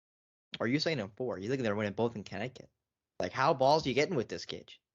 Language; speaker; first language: English; native; English